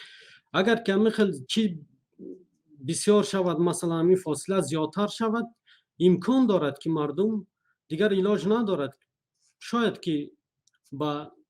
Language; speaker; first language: Persian; non-native, local second language; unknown